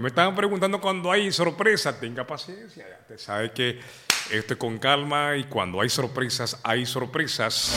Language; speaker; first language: Spanish; native; Spanish